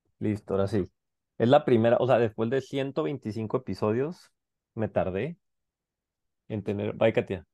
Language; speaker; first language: Spanish; native; Spanish